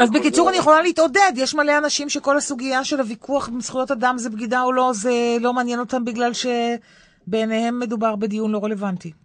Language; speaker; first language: Hebrew; native; Hebrew